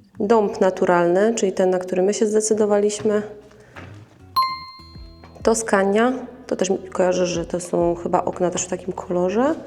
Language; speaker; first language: Polish; native; Polish